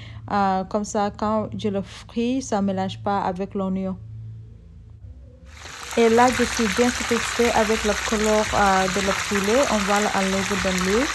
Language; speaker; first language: French; non-native, learner; Soninke